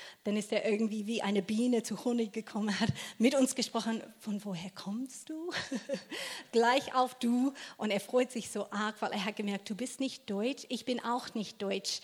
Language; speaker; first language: German; non-native, fluent; English